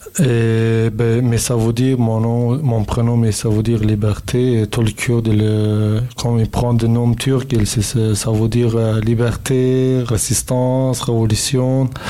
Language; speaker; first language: French; non-native, learner; Kurdish